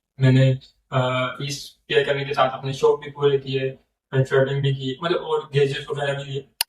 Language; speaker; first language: Urdu; non-native, local second language; Northern Hindko